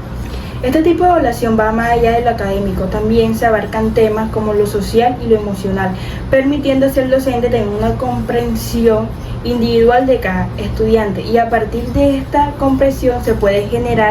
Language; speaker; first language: Spanish; native; Spanish